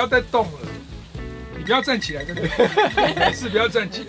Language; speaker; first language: Chinese; native; Chinese